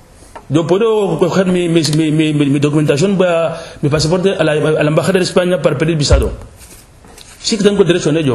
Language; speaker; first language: Spanish; non-native, local second language; Wolof